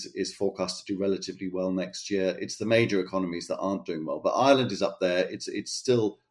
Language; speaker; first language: English; native; English